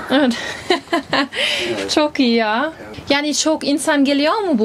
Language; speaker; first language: Turkish; non-native, learner; German